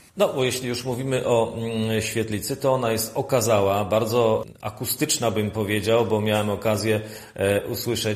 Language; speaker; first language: Polish; native; Polish